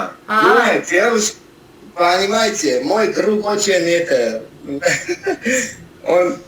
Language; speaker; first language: Russian; non-native, learner; Armenian